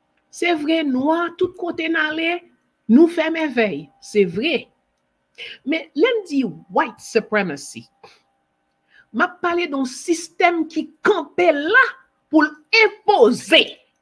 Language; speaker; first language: French; native; French